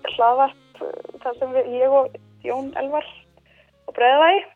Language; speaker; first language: Icelandic; native; Icelandic